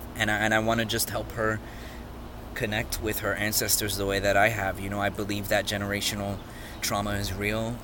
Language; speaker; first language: English; native; English